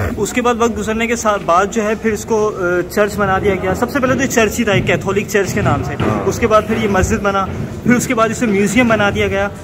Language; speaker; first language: Urdu; native; Urdu